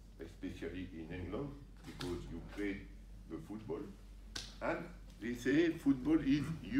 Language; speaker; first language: English; non-native, learner; French